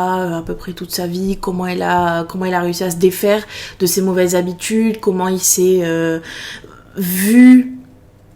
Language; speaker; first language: French; native; French